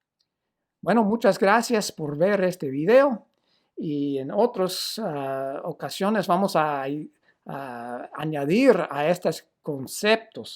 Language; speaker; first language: Spanish; non-native, fluent; English